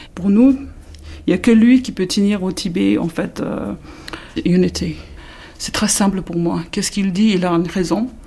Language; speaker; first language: French; non-native, fluent; Tibetan